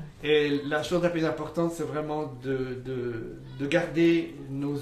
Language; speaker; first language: French; native; French